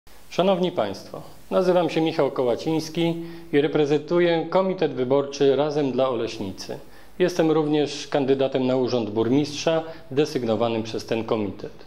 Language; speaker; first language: Polish; native; Polish